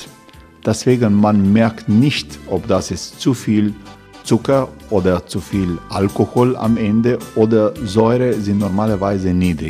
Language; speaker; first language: German; non-native, learner; Croatian